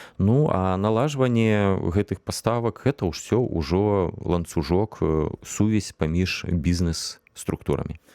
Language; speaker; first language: Belarusian; non-native, local second language; Russian